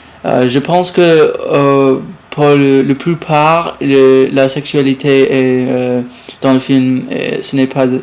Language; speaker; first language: French; non-native, learner; English